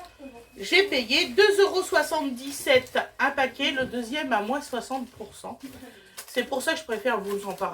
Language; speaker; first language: French; native; French